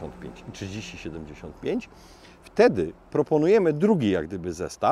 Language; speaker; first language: Polish; native; Polish